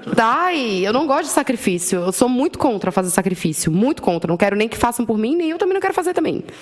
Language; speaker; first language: Portuguese; native; Portuguese